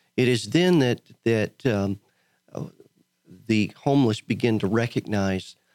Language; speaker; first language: English; native; English